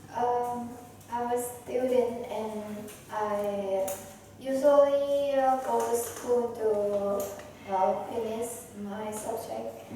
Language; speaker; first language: English; non-native, learner; Vietnamese